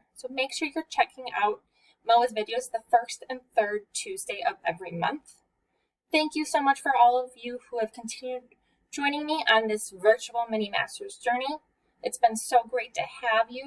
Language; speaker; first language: English; native; English